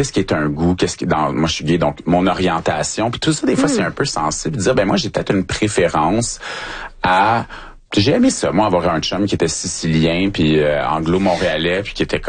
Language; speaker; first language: French; native; French